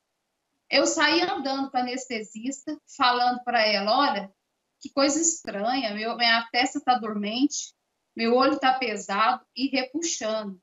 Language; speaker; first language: Portuguese; native; Portuguese